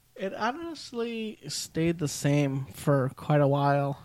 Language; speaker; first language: English; early bilingual, other home language; Spanish